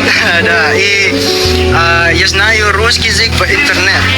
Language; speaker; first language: Russian; non-native, learner; Indonesian